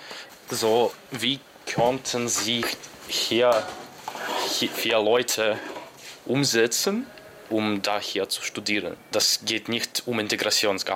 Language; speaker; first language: German; non-native, fluent; Arabic